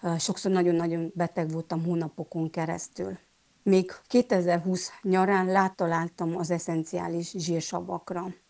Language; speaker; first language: Hungarian; non-native, local second language; Romanian